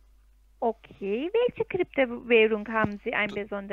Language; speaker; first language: German; non-native, fluent; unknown